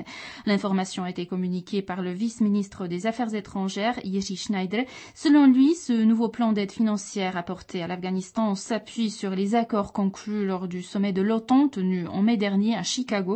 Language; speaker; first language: French; non-native, fluent; Czech